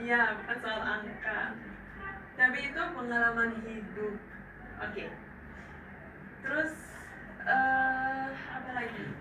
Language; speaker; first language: Indonesian; non-native, fluent; Arabic